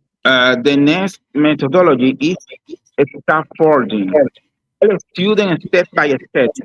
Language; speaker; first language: English; non-native, learner; Spanish